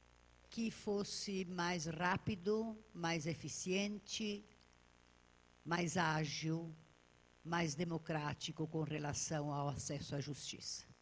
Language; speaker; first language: Portuguese; native; Portuguese